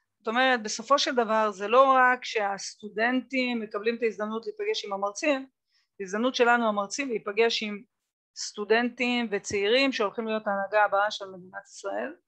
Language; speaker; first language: Hebrew; native; Hebrew